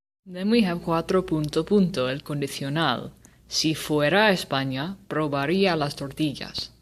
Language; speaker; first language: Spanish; non-native, learner; English